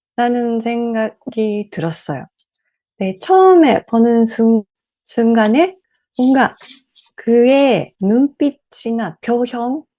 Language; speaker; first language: Korean; non-native, learner; Japanese